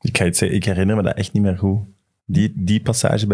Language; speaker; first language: Dutch; native; Dutch